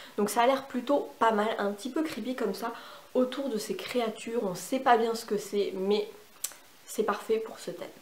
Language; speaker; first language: French; native; French